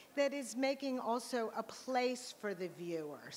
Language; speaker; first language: English; native; English